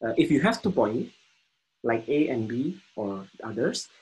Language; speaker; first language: English; non-native, fluent; Indonesian